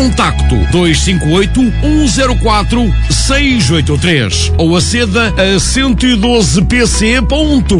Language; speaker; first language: Portuguese; native; Portuguese